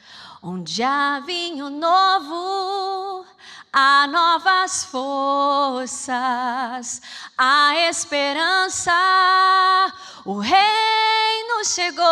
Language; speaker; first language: Portuguese; native; Portuguese